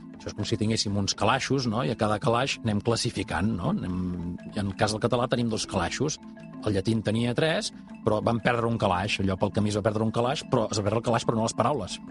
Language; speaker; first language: Catalan; native; Catalan